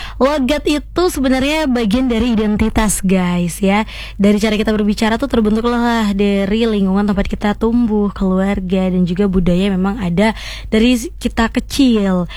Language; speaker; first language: Indonesian; native; Indonesian